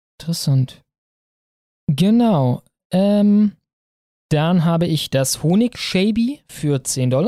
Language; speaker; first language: German; native; German